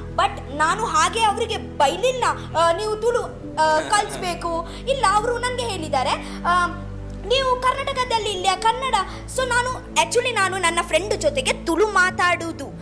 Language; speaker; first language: Kannada; non-native, local second language; Tulu